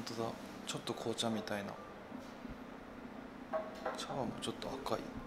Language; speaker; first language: Japanese; native; Japanese